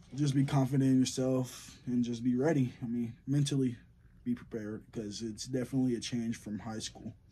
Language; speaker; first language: English; native; English